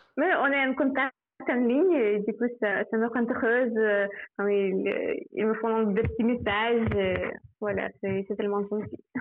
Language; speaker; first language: French; non-native, fluent; Russian